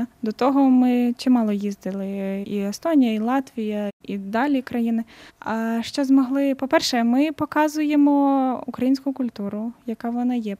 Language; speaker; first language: Ukrainian; native; Ukrainian